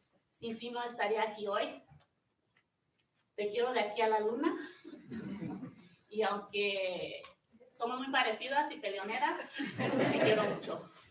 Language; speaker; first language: Spanish; early bilingual, heritage; Spanish